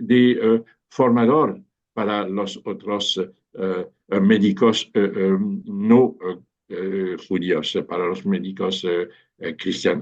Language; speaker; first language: Spanish; non-native, fluent; French